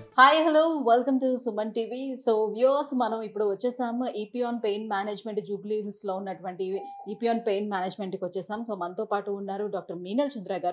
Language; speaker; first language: Telugu; native; Telugu